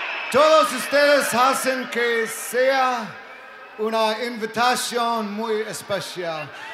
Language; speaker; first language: Spanish; non-native, learner; English